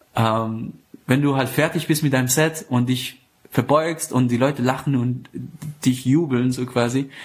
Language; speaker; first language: German; non-native, fluent; Persian